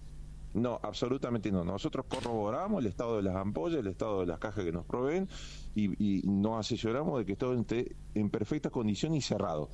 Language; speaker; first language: Spanish; native; Spanish